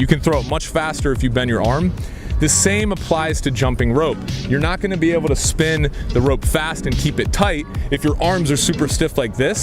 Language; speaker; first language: English; native; English